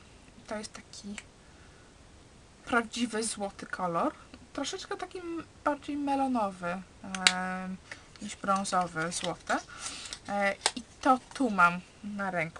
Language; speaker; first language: Polish; early bilingual, heritage; Polish